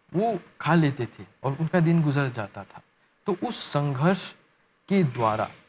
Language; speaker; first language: Hindi; non-native, local second language; Morisyen